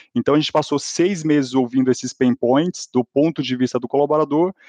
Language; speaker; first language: Portuguese; native; Portuguese